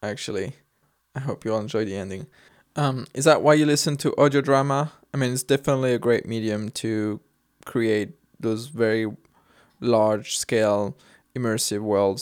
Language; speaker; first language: English; non-native, fluent; French